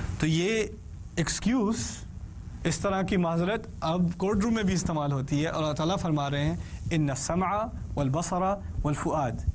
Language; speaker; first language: Urdu; early bilingual, heritage; Urdu